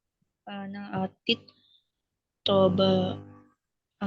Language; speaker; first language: Arabic; non-native, learner; Indonesian